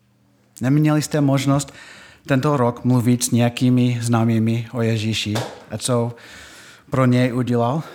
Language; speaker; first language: Czech; non-native, fluent; English